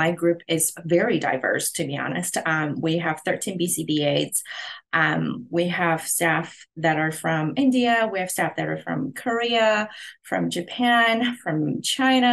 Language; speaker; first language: English; non-native, local second language; Cantonese